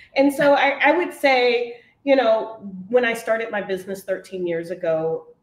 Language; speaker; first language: English; native; English